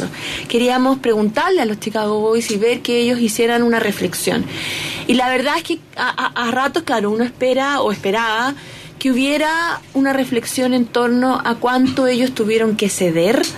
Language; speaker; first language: Spanish; native; Spanish